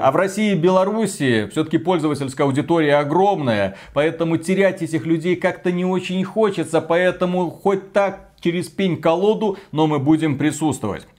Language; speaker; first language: Russian; native; Russian